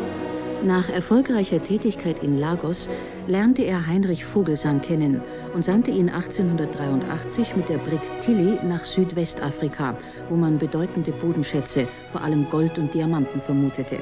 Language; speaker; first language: German; native; German